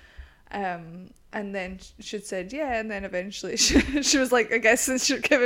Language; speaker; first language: English; native; English